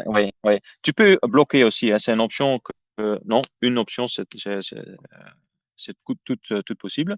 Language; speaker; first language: French; non-native, fluent; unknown